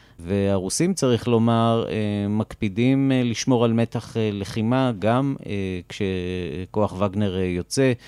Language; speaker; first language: Hebrew; native; Hebrew